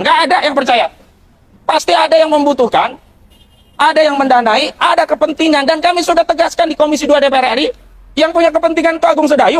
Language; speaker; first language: Indonesian; native; Indonesian